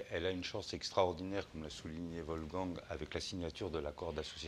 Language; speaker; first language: French; native; French